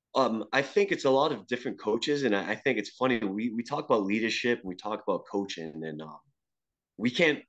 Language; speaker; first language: English; native; English